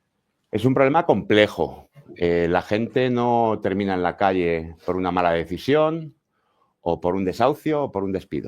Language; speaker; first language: Spanish; native; Spanish